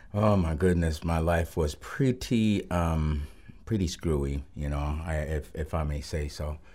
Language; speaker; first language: English; early bilingual, other home language; Spanish